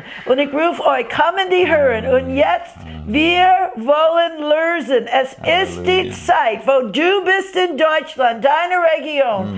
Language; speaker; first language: German; non-native, fluent; English